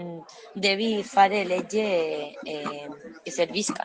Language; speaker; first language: Italian; non-native, learner; Spanish